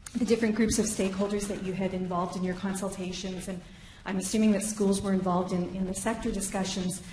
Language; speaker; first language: English; native; English